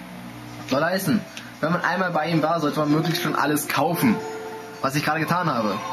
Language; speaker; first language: German; native; German